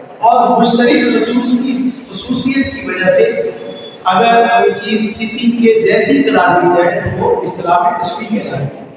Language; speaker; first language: Urdu; native; Urdu